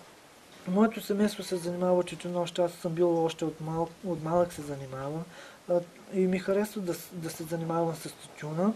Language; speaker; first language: Bulgarian; native; Bulgarian